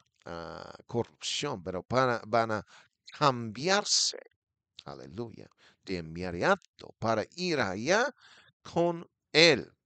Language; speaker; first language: Spanish; non-native, fluent; English